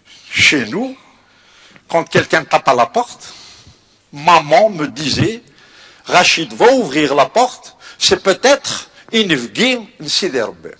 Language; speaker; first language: French; non-native, local second language; Kabyle